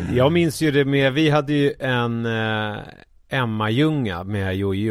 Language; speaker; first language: Swedish; native; Swedish